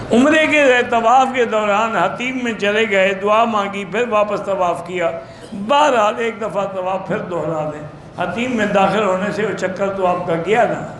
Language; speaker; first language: Urdu; native; Urdu